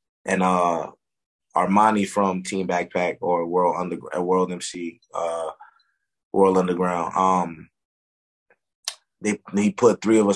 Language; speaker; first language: English; native; English